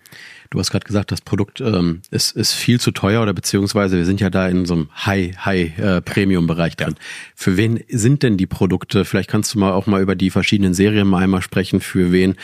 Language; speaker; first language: German; native; German